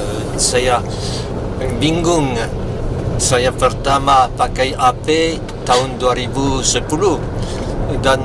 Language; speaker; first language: Indonesian; non-native, fluent; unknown